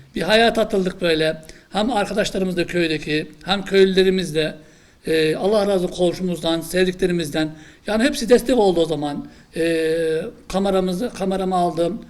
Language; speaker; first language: Turkish; native; Turkish